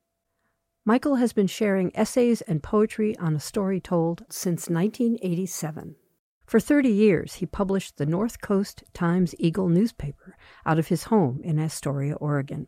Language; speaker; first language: English; native; English